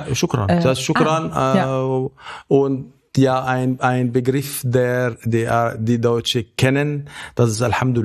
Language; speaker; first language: German; non-native, fluent; Arabic